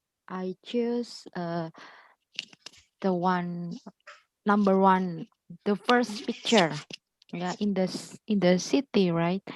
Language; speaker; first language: English; non-native, learner; Indonesian